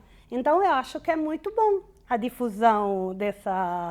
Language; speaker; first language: Portuguese; non-native, fluent; Italian